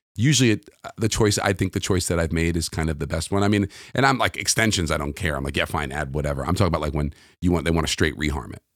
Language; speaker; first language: English; native; English